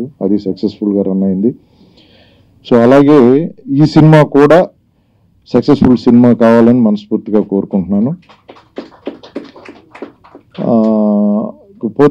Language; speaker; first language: Telugu; native; Telugu